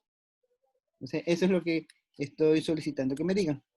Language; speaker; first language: Spanish; native; Spanish